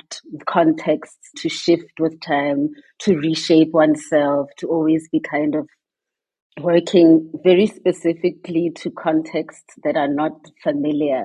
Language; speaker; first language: English; non-native, local second language; Tswana